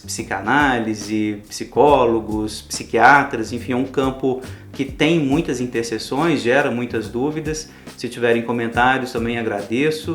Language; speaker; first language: Portuguese; native; Portuguese